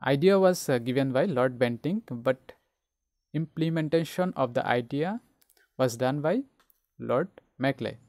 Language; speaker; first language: English; non-native, local second language; Bangla